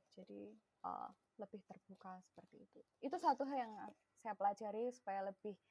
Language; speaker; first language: Indonesian; non-native, local second language; Javanese